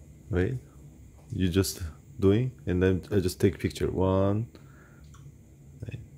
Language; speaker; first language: English; non-native, learner; Korean